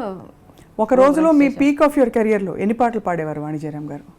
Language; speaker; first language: Telugu; native; Telugu